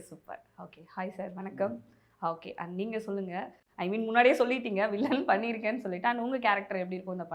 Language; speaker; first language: Tamil; native; Tamil